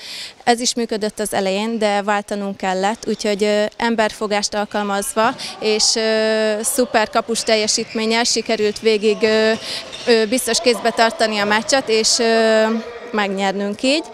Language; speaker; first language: Hungarian; native; Hungarian